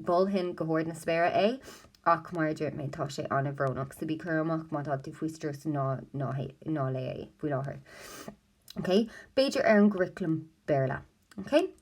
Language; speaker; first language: Irish; non-native, local second language; English